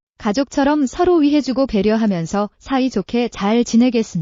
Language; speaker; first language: Korean; non-native, learner; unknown